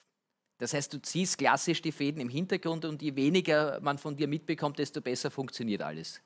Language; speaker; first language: German; native; German